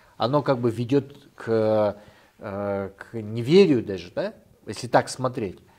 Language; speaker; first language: Russian; non-native, local second language; Kyrgyz